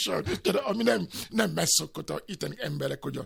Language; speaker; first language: Hungarian; non-native, fluent; Yoruba